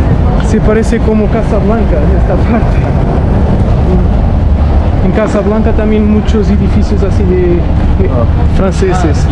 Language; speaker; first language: Spanish; non-native, learner; Portuguese